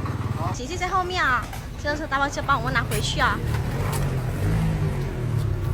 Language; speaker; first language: Chinese; non-native, learner; Vietnamese